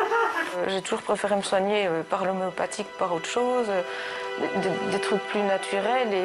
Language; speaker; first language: French; native; French